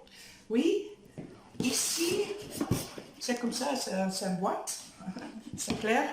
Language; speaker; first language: French; non-native, fluent; Dutch